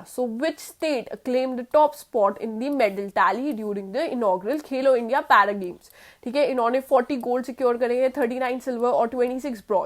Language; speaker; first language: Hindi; native; Hindi